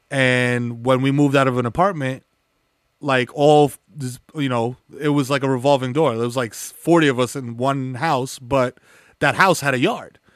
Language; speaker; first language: English; early bilingual, other home language; Spanish